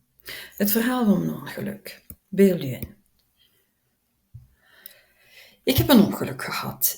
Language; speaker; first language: Dutch; non-native, local second language; French